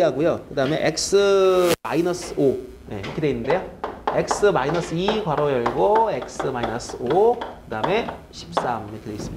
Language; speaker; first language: Korean; native; Korean